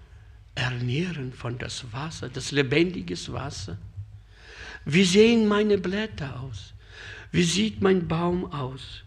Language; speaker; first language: German; non-native, fluent; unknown